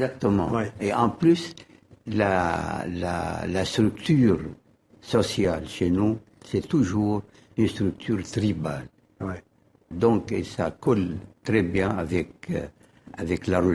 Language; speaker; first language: French; non-native, fluent; Arabic